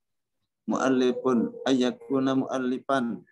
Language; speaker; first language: Arabic; non-native, learner; Malay